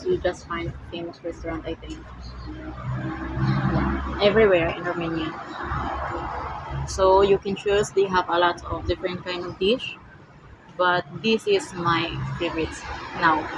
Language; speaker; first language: English; non-native, learner; Filipino